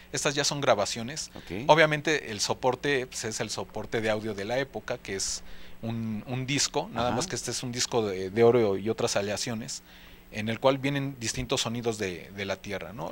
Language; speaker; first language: Spanish; native; Spanish